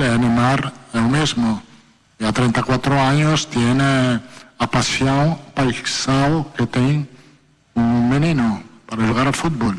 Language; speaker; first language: Spanish; non-native, fluent; Italian